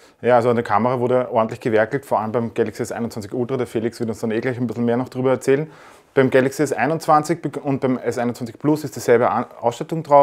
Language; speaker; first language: German; native; German